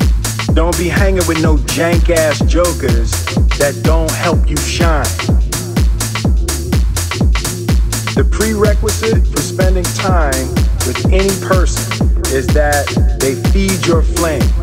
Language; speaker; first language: English; native; English